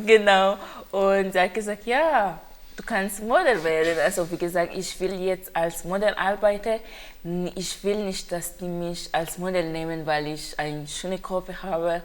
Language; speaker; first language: German; non-native, learner; Haitian Creole